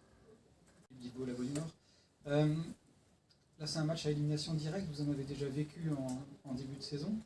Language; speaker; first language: French; native; French